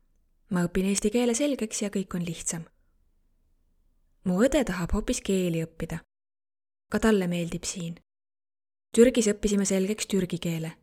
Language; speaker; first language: Estonian; non-native, learner; Arabic